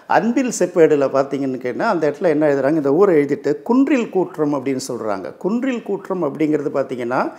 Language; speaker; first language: Tamil; native; Tamil